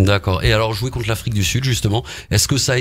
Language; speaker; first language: French; native; French